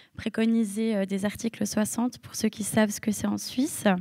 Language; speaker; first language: French; native; French